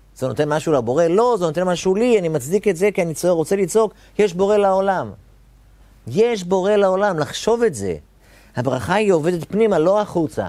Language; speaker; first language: Hebrew; native; Hebrew